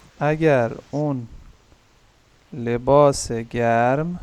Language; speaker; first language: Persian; non-native, learner; Urdu